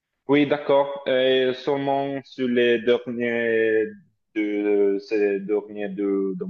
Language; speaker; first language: French; non-native, learner; Italian